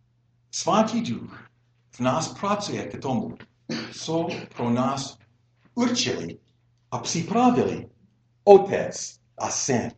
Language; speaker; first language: Czech; non-native, fluent; English